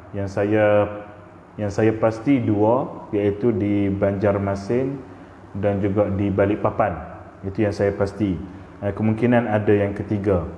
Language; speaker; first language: Malay; native; Malay